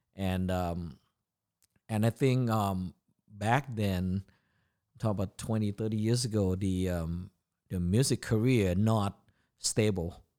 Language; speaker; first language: English; non-native, learner; Thai